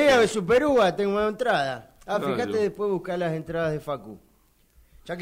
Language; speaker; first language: Spanish; native; Spanish